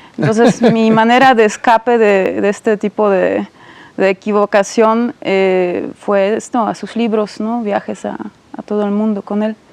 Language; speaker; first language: Spanish; non-native, fluent; Polish